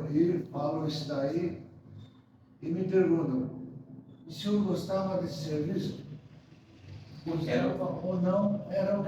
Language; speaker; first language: Portuguese; early bilingual, other home language; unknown